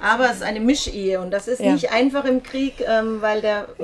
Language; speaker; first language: German; native; German